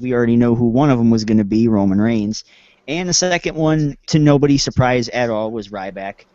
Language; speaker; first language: English; native; English